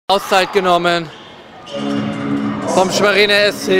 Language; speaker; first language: German; native; German